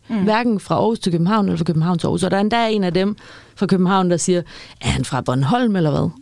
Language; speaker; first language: Danish; native; Danish